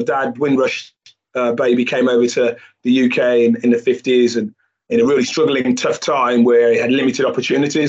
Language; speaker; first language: English; native; English